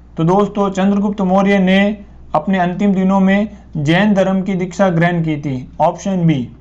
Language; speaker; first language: Hindi; native; Hindi